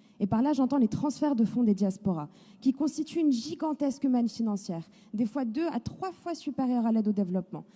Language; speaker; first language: French; non-native, local second language; Arabic